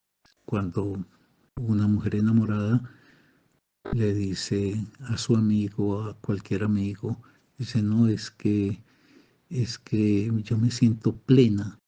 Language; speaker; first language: Spanish; native; Spanish